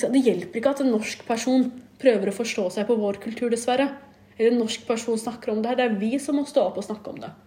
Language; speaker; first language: Norwegian; early bilingual, other home language; Kurdish